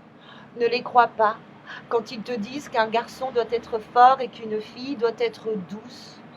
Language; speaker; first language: French; native; French